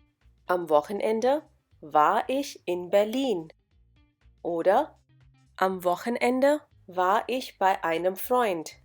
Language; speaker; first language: German; non-native, fluent; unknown